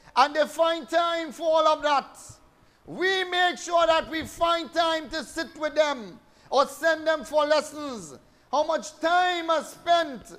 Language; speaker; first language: English; native; English